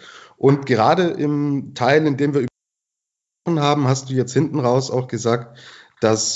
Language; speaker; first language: German; native; German